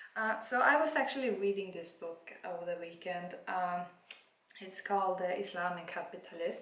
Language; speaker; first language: English; non-native, fluent; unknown